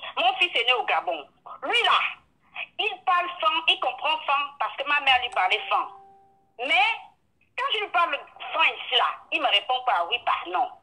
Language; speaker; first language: French; non-native, local second language; Fang